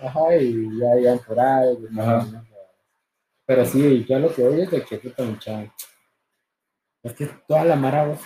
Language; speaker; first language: Spanish; native; Spanish